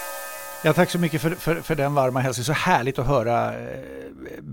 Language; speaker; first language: Swedish; native; Swedish